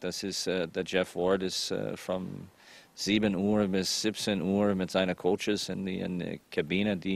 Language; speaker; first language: German; non-native, fluent; English